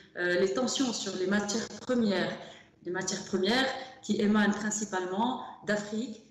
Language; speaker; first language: French; non-native, local second language; Arabic